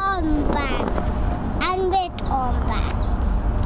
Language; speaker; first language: English; early bilingual, other home language; Croatian